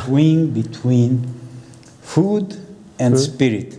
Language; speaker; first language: English; non-native, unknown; Romanian